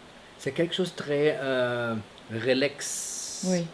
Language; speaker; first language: French; non-native, fluent; German